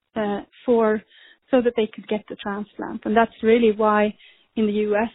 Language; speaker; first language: English; non-native, fluent; Swedish